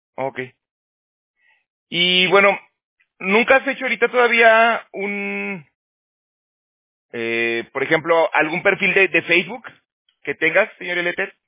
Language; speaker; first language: Spanish; native; Spanish